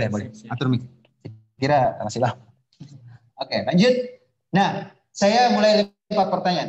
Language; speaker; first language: Indonesian; native; Indonesian